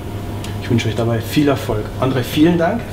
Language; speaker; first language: German; native; German